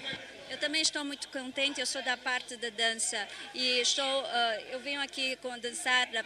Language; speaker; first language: Portuguese; non-native, learner; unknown